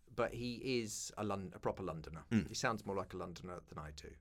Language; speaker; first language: English; native; English